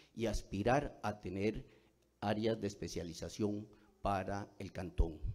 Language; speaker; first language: Spanish; native; Spanish